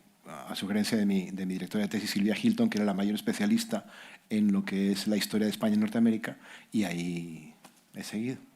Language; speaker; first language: Spanish; native; Spanish